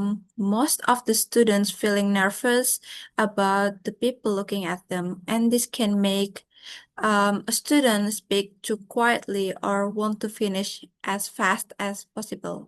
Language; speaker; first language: English; non-native, learner; Indonesian